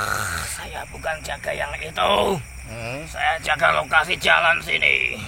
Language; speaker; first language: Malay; non-native, local second language; Javanese